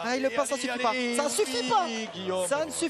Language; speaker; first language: French; native; French